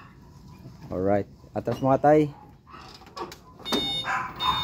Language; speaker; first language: Filipino; native; Filipino